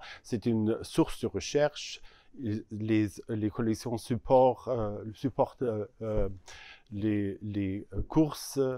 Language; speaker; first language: French; non-native, learner; German